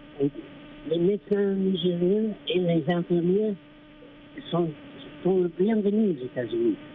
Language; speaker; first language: French; non-native, fluent; English